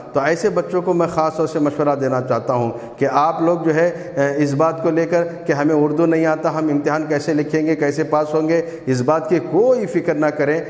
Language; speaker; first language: Urdu; native; Urdu